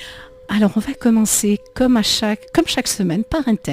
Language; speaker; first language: French; native; French